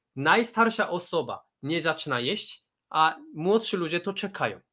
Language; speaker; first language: Polish; non-native, fluent; Korean